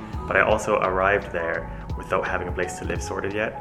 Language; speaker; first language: English; native; English